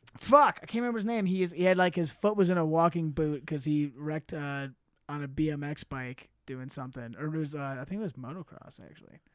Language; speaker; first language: English; native; English